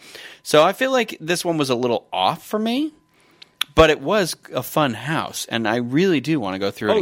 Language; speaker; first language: English; native; English